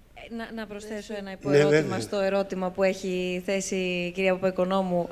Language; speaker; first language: Greek; native; Greek